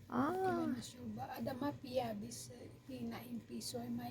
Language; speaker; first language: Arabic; non-native, learner; Indonesian